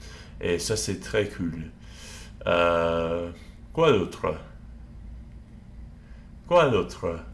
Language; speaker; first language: French; non-native, learner; English